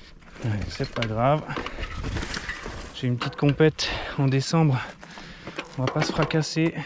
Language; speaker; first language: French; native; French